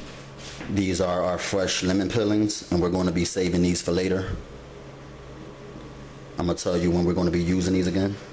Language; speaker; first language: English; native; English